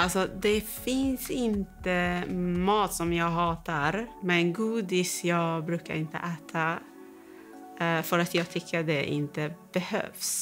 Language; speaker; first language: Swedish; non-native, fluent; Persian